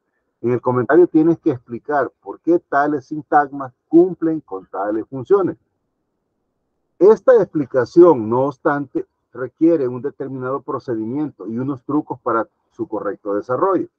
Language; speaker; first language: Spanish; native; Spanish